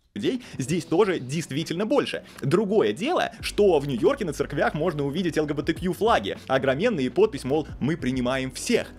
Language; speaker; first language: Russian; native; Russian